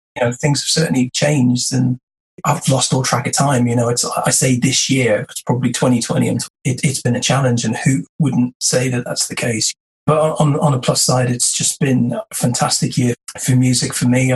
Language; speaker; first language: English; native; English